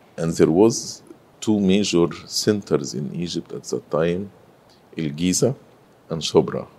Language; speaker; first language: English; non-native, fluent; Arabic